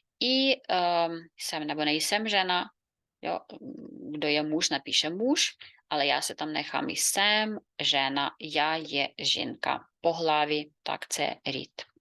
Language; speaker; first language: Czech; non-native, fluent; Ukrainian